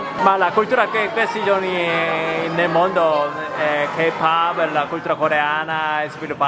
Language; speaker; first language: Italian; non-native, learner; Korean